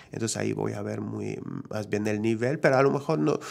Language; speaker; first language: Spanish; non-native, fluent; French